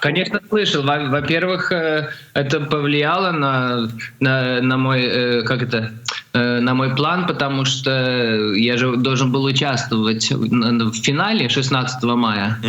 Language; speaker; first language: Russian; early bilingual, heritage; Russian